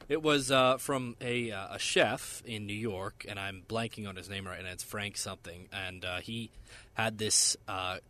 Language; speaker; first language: English; native; English